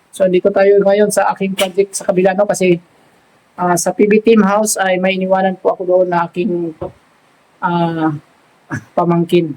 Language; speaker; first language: Filipino; non-native, local second language; Cebuano